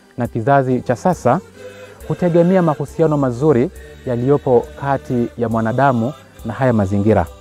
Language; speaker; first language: Swahili; non-native, local second language; Luyia